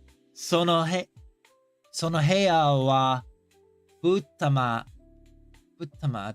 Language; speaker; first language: Japanese; non-native, learner; English